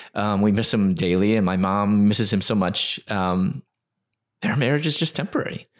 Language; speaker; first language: English; native; English